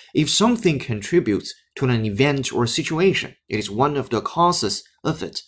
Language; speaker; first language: English; non-native, fluent; Chinese